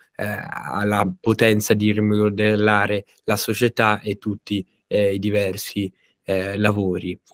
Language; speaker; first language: Italian; native; Italian